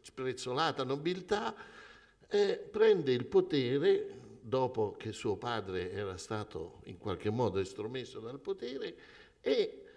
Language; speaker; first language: Italian; native; Italian